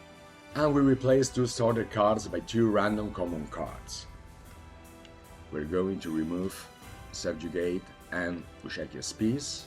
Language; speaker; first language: English; non-native, fluent; Spanish